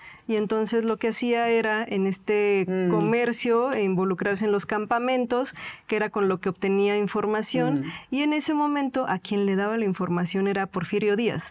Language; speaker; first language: Spanish; native; Spanish